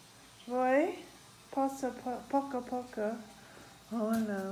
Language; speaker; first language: Italian; non-native, learner; English